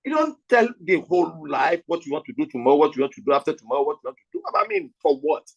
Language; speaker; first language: English; non-native, local second language; Yoruba